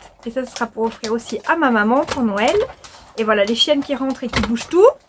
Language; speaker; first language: French; native; French